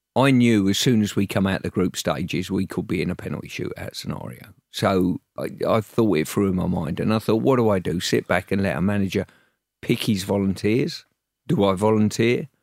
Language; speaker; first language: English; native; English